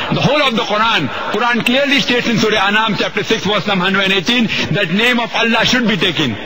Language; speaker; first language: English; non-native, local second language; Urdu